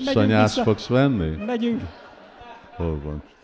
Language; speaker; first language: Hungarian; early bilingual, heritage; Hungarian